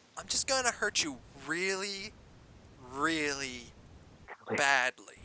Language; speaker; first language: English; native; English